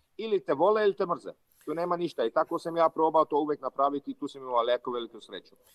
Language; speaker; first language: Croatian; early bilingual, heritage; Croatian